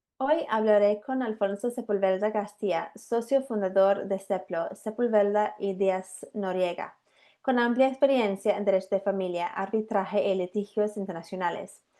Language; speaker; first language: Spanish; non-native, fluent; English